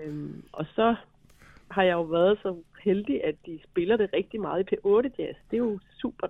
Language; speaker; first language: Danish; native; Danish